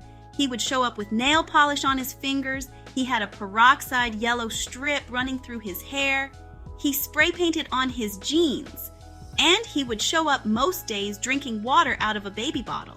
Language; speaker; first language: English; native; English